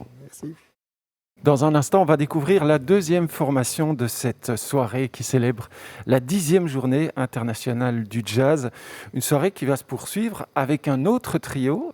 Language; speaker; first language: French; native; French